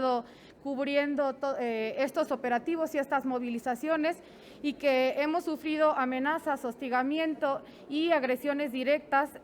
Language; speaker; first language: Spanish; native; Spanish